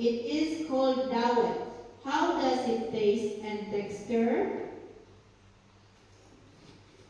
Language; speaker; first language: English; non-native, learner; Indonesian